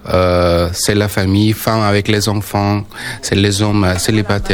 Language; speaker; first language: French; non-native, learner; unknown